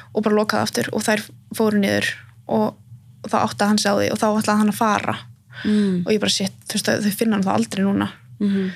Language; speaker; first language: Icelandic; native; Icelandic